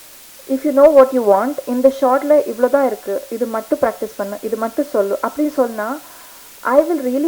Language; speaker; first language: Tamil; non-native, learner; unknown